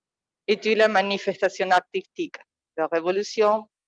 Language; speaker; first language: French; non-native, fluent; Spanish